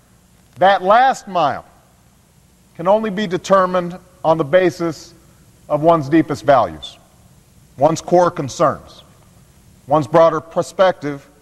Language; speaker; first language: English; native; English